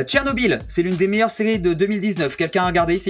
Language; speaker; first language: French; native; French